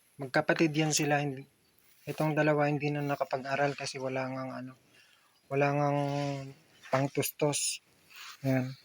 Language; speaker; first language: Filipino; native; Filipino